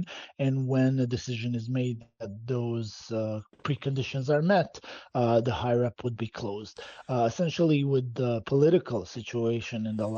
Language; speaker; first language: English; non-native, fluent; Bosnian